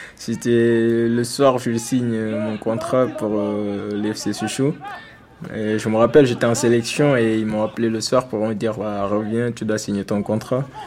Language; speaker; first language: French; non-native, local second language; Wolof